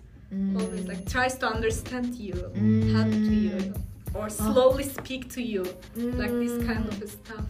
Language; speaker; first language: English; non-native, fluent; Turkish